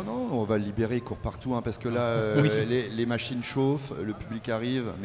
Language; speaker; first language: French; native; French